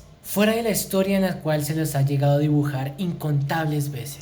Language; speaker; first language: Spanish; native; Spanish